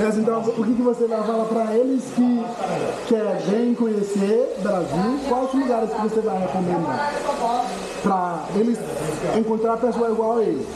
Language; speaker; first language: Portuguese; non-native, fluent; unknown